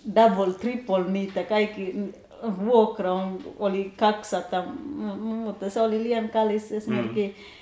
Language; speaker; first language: Finnish; non-native, fluent; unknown